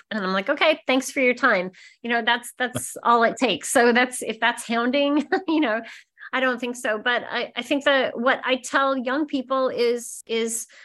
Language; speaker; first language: English; native; English